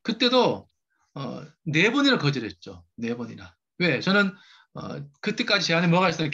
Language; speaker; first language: Korean; native; Korean